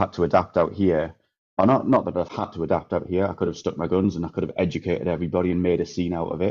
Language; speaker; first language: English; native; English